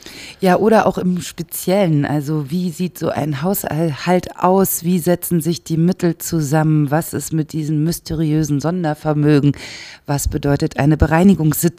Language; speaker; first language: German; native; German